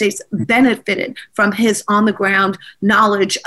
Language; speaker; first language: English; native; English